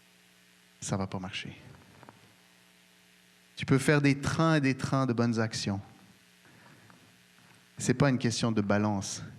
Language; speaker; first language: French; native; French